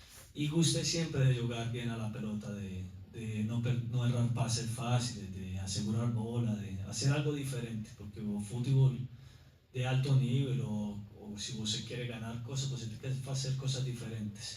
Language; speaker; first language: Portuguese; non-native, learner; Spanish